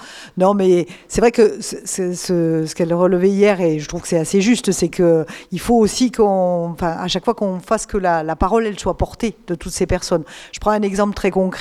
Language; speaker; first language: French; native; French